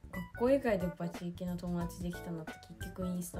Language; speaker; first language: Japanese; native; Japanese